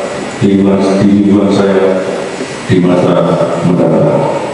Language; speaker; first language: Indonesian; non-native, local second language; Javanese